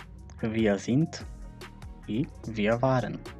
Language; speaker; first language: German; non-native, fluent; Macedonian